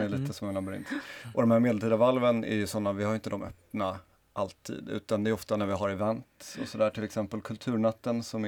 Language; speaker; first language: Swedish; native; Swedish